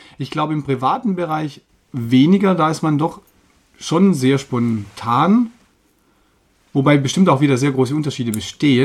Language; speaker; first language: German; native; German